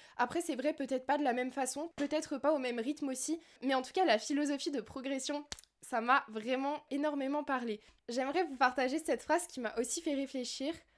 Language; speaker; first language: French; native; French